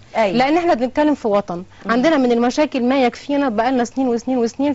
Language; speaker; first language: Arabic; native; Arabic